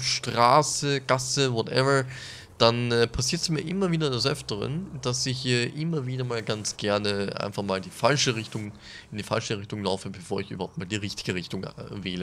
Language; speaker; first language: German; native; German